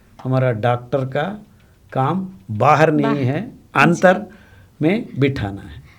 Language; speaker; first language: Hindi; non-native, local second language; Telugu